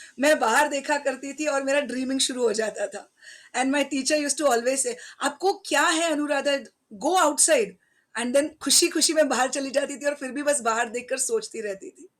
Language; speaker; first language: Hindi; non-native, local second language; Marathi